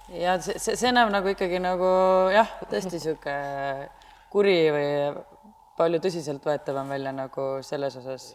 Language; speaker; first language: Estonian; native; Estonian